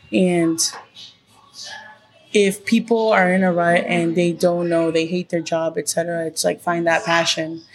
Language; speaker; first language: English; early bilingual, other home language; Spanish